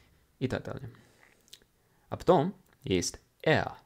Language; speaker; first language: Russian; non-native, fluent; English